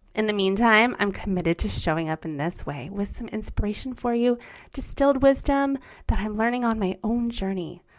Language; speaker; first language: English; early bilingual, other home language; German